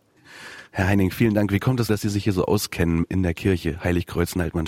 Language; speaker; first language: German; native; German